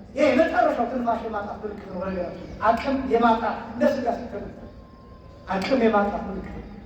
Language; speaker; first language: Amharic; native; Amharic